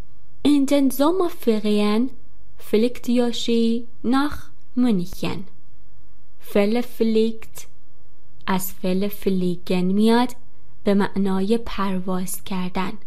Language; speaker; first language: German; non-native, fluent; Persian